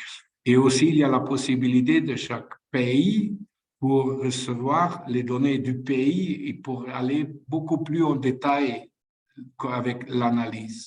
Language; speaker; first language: French; non-native, fluent; Spanish